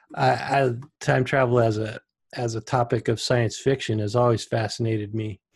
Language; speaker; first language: English; native; English